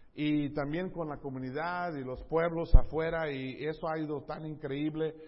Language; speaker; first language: Spanish; early bilingual, heritage; Spanish